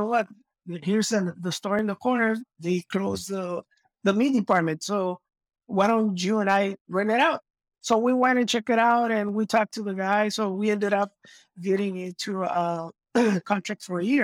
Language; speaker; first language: English; non-native, fluent; Spanish